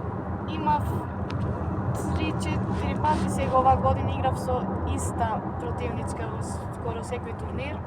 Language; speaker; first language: Macedonian; early bilingual, heritage; Macedonian